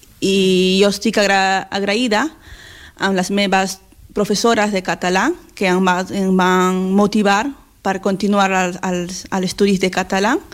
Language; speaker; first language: Catalan; non-native, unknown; Spanish